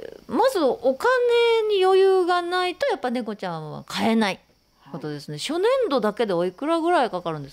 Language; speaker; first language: Japanese; native; Japanese